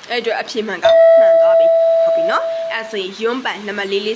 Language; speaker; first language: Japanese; non-native, learner; Burmese